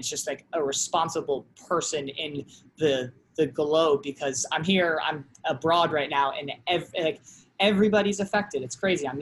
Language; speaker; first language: English; native; English